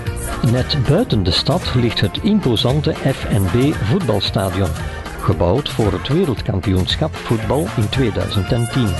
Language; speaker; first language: Dutch; native; Dutch